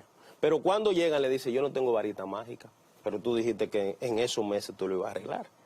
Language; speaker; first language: Spanish; native; Spanish